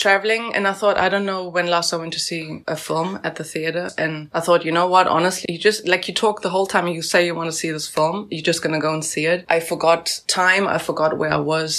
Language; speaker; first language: English; native; English